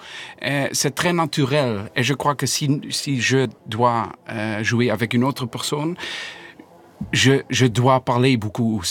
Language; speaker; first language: French; non-native, learner; Dutch